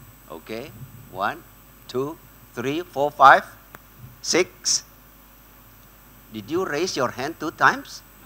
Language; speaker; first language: English; non-native, fluent; Indonesian